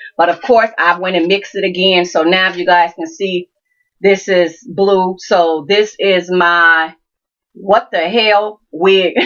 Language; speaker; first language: English; native; English